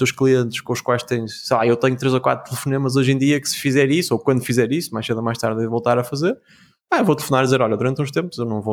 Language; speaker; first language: Portuguese; native; Portuguese